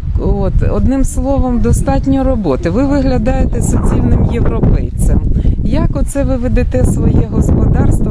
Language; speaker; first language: Ukrainian; native; Ukrainian